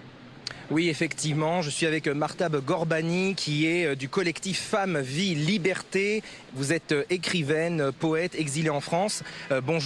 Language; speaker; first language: French; native; French